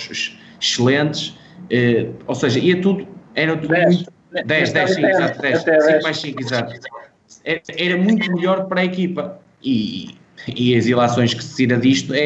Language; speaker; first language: Portuguese; native; Portuguese